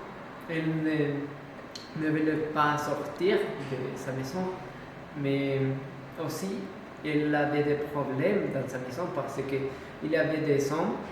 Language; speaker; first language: French; non-native, learner; Spanish